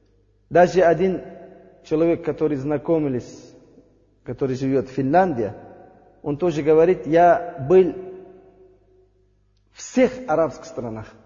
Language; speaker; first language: Russian; non-native, learner; Uzbek